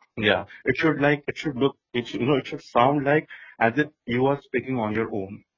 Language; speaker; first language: English; non-native, local second language; Hindi